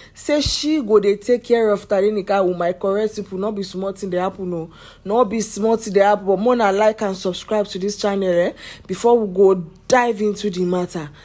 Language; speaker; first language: Nigerian Pidgin; non-native, local second language; Yoruba